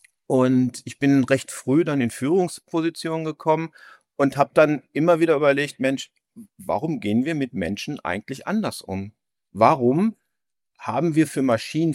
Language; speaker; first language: German; native; German